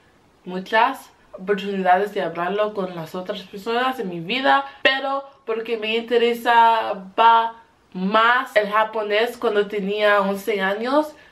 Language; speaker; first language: Spanish; non-native, learner; English